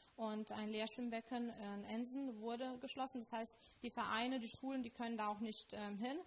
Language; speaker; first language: German; non-native, fluent; Lithuanian